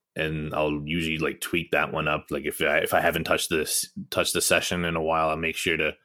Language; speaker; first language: English; native; English